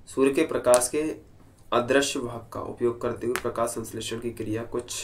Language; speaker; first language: Hindi; native; Hindi